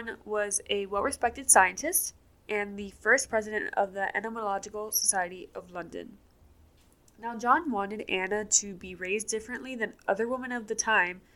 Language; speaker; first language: English; native; English